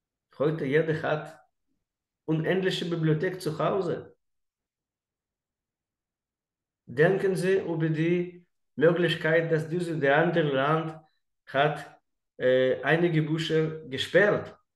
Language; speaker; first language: German; non-native, learner; Russian